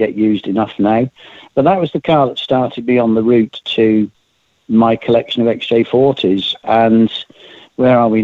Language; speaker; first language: English; native; English